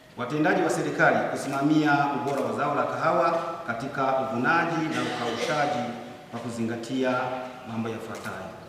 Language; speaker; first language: Swahili; native; Swahili